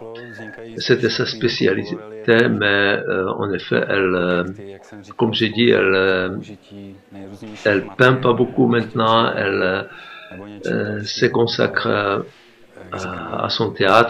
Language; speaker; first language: French; non-native, fluent; Czech